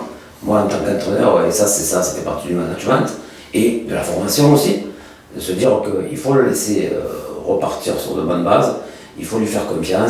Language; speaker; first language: French; native; French